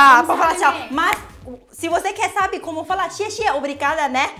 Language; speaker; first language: Portuguese; non-native, learner; Thai